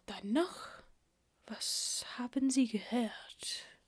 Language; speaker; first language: German; non-native, learner; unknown